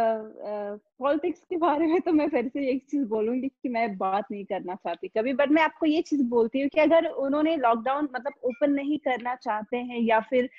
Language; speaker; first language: Hindi; non-native, fluent; Pashto